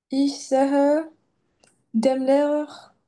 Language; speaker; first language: German; non-native, learner; French